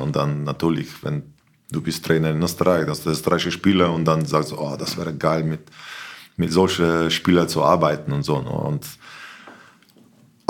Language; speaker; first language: German; non-native, learner; Slovenian